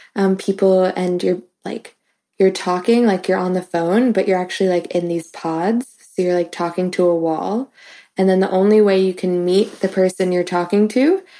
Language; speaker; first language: English; native; English